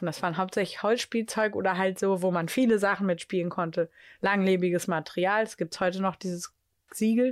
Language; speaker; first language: German; native; German